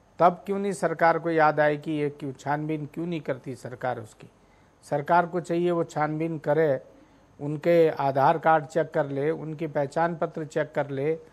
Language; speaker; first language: Hindi; native; Hindi